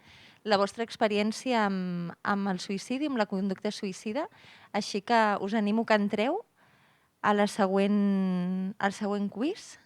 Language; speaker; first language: Catalan; native; Catalan